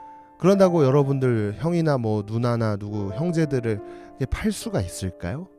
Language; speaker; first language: Korean; native; Korean